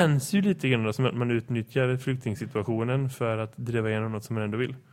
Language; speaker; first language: Swedish; native; Swedish